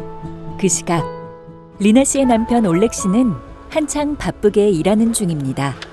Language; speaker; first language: Korean; native; Korean